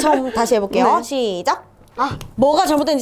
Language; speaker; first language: Korean; native; Korean